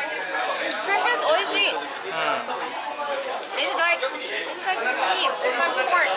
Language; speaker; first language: English; non-native, local second language; Filipino